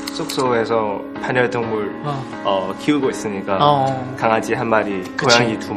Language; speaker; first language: Korean; non-native, learner; Cantonese